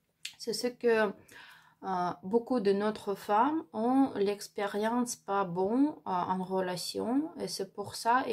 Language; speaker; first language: French; non-native, learner; Ukrainian